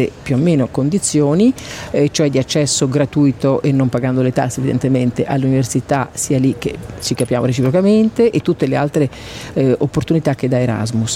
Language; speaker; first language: Italian; native; Italian